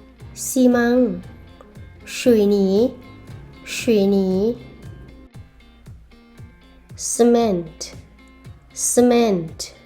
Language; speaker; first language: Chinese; non-native, learner; Lao